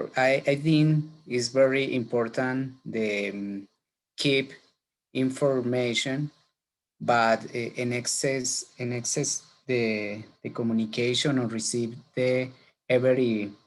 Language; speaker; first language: English; non-native, learner; Spanish